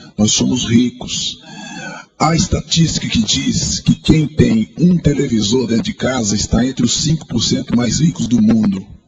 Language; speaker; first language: Portuguese; native; Portuguese